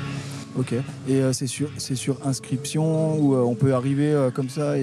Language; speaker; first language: French; native; French